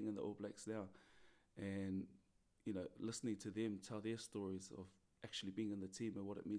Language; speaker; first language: English; native; English